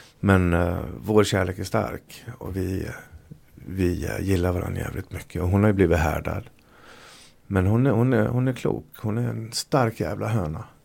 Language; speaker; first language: Swedish; native; Swedish